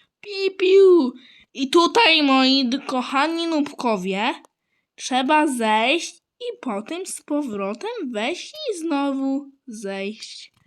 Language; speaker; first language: Polish; native; Polish